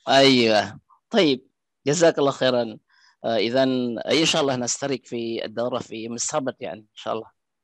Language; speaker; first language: Arabic; non-native, fluent; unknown